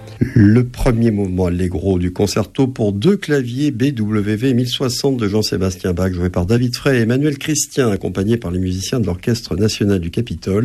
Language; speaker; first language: French; native; French